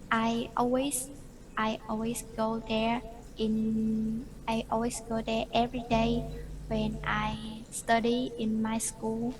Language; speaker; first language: English; non-native, learner; Vietnamese